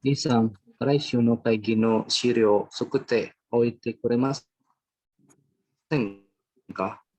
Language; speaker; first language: Japanese; non-native, learner; Indonesian